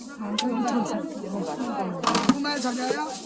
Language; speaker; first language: Korean; native; Korean